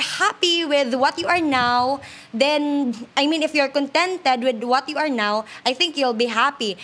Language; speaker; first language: English; non-native, local second language; Hiligaynon